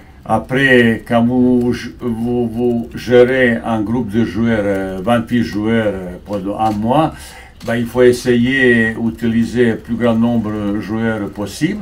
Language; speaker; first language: French; non-native, fluent; Bosnian